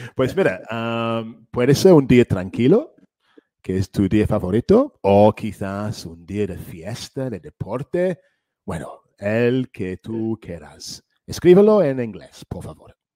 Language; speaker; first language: Spanish; native; Spanish